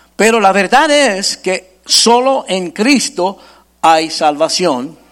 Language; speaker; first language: Spanish; early bilingual, heritage; Spanish